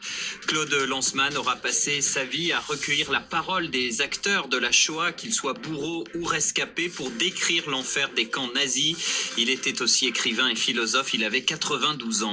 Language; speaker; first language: French; native; French